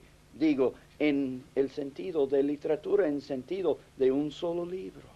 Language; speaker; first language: Spanish; non-native, fluent; English